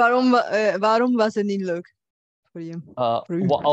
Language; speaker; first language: Dutch; non-native, fluent; Bulgarian